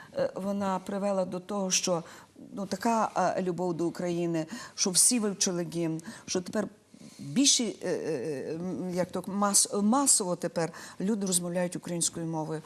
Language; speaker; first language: Ukrainian; native; Ukrainian